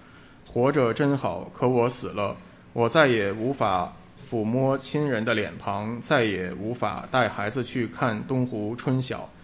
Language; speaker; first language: Chinese; non-native, local second language; Cantonese